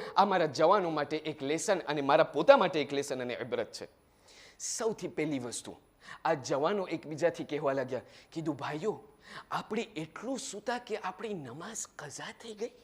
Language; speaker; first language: Gujarati; early bilingual, heritage; Gujarati